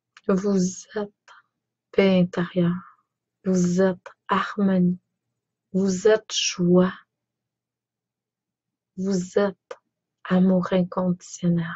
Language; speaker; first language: French; native; French